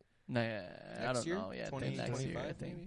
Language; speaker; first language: English; native; English